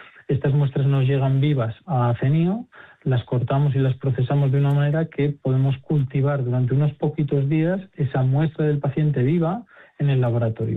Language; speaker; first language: Spanish; native; Spanish